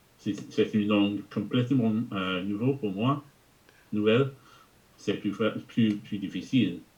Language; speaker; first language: French; non-native, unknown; English